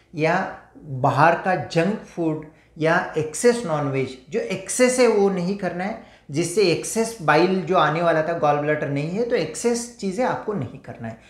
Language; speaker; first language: Hindi; non-native, local second language; Marathi